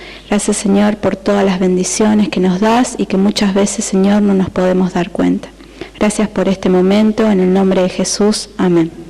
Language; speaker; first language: Spanish; native; Spanish